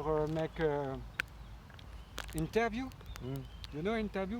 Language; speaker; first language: English; non-native, learner; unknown